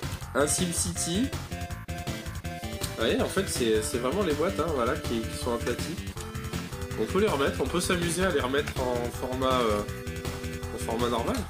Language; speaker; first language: French; native; French